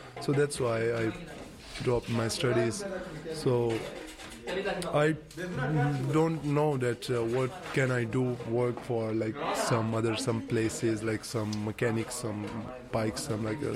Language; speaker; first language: English; non-native, learner; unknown